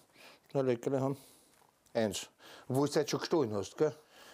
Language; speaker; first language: German; native; German